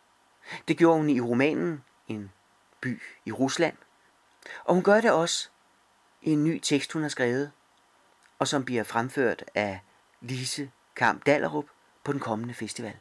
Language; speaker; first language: Danish; native; Danish